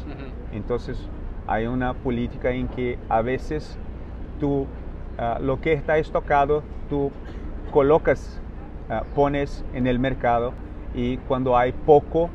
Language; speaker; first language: Spanish; non-native, fluent; Portuguese